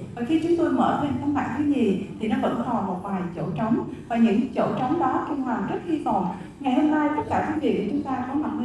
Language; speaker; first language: Vietnamese; native; Vietnamese